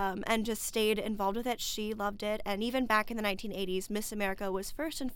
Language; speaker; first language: English; native; English